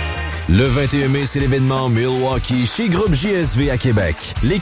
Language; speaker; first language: French; native; French